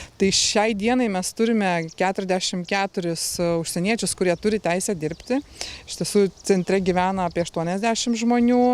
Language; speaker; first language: Lithuanian; native; Lithuanian